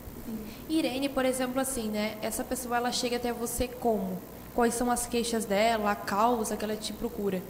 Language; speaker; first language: Portuguese; native; Portuguese